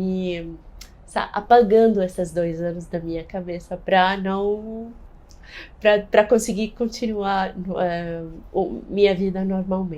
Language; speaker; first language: Portuguese; non-native, fluent; Arabic